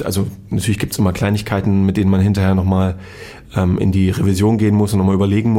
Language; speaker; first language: German; native; German